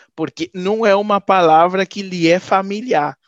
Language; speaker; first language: Portuguese; non-native, fluent; Haitian Creole